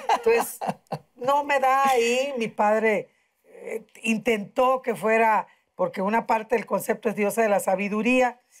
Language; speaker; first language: Spanish; native; Spanish